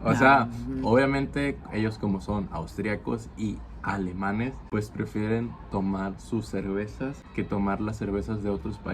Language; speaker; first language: Spanish; native; Spanish